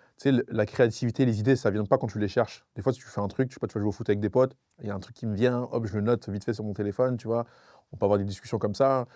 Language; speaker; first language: French; non-native, local second language; Sango